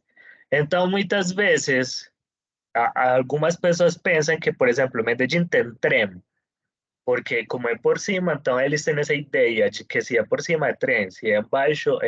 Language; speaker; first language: Portuguese; non-native, fluent; Spanish